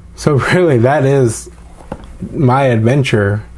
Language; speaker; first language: English; native; English